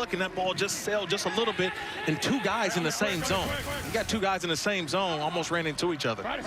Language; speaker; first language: English; native; English